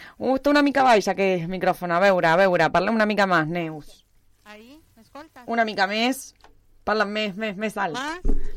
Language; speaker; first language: Catalan; early bilingual, heritage; Spanish